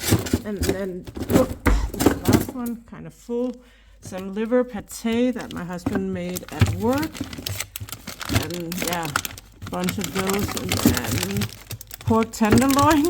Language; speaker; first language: English; non-native, fluent; Danish